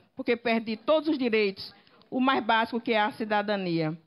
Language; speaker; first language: Portuguese; native; Portuguese